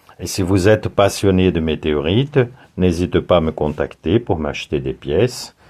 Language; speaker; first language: French; non-native, fluent; Portuguese